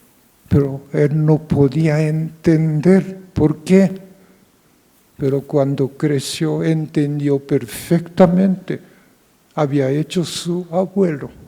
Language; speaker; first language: Spanish; non-native, fluent; Japanese